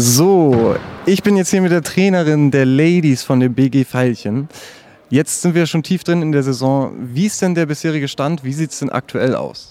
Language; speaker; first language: German; native; German